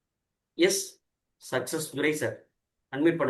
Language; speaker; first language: Tamil; native; Tamil